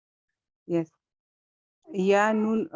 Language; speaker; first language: Arabic; non-native, learner; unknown